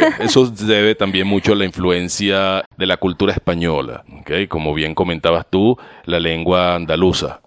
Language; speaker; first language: Spanish; native; Spanish